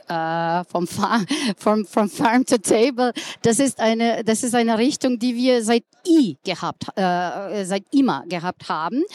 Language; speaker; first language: German; non-native, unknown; Slovenian